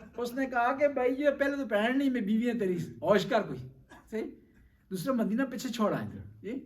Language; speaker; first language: Urdu; non-native, local second language; Punjabi